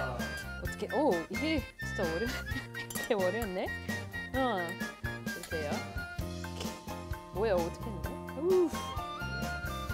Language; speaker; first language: Korean; non-native, learner; English